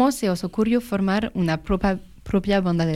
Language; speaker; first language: Spanish; non-native, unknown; French